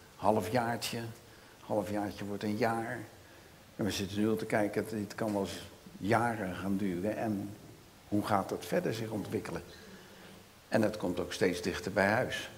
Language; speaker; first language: Dutch; native; Dutch